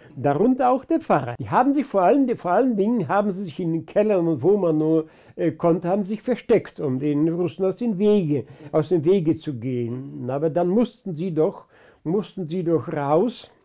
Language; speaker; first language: German; early bilingual, other home language; Polish